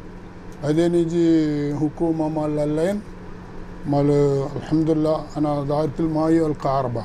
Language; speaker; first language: Arabic; non-native, learner; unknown